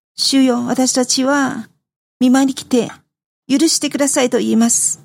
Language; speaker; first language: Japanese; non-native, fluent; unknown